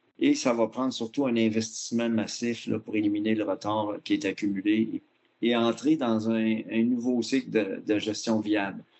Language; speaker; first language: French; native; French